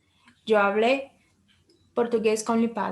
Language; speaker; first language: Spanish; non-native, learner; Portuguese